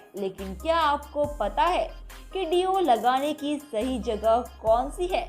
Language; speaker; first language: Hindi; native; Hindi